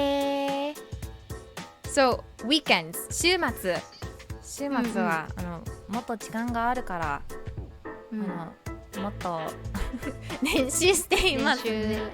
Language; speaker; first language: Japanese; non-native, learner; English